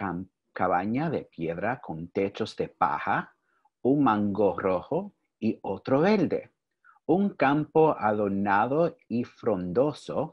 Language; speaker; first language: Spanish; early bilingual, heritage; English